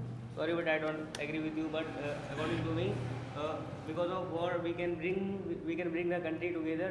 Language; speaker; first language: English; non-native, learner; Hindi